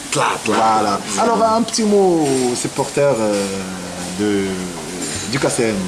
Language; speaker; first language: French; non-native, local second language; Arabic